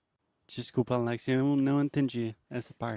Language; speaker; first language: Portuguese; non-native, fluent; English